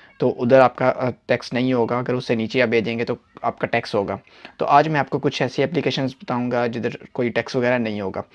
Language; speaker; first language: Hindi; non-native, local second language; Punjabi